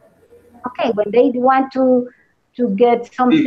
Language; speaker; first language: English; non-native, learner; Spanish